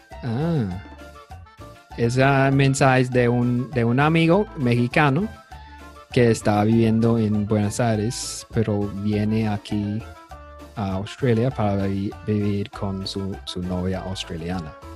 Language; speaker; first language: Spanish; non-native, fluent; English